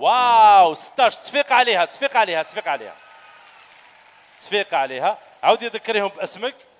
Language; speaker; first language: Arabic; native; Arabic